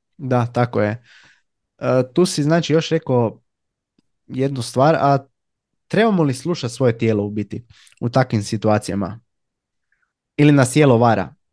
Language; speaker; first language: Croatian; native; Croatian